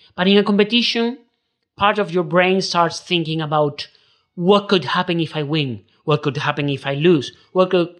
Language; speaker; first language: English; non-native, fluent; Spanish